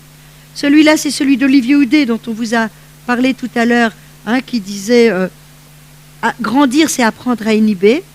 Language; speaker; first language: French; native; French